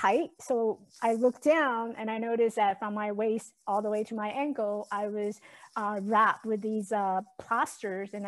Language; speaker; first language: English; non-native, fluent; Chinese